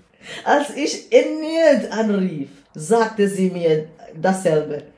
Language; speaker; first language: German; non-native, learner; English